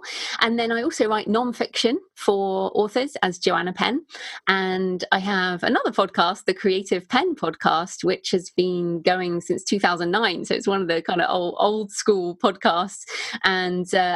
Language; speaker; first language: English; native; English